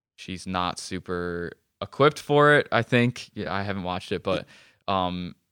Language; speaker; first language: English; native; English